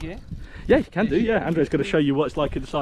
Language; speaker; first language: English; native; English